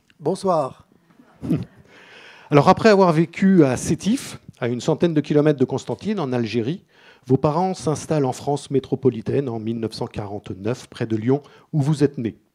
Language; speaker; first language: French; native; French